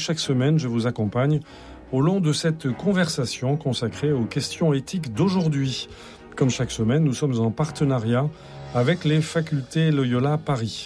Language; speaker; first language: French; native; French